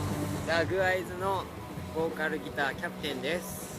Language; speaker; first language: Japanese; native; Japanese